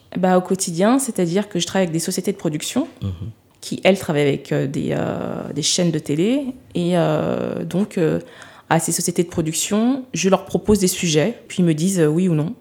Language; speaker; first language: French; early bilingual, other home language; Lingala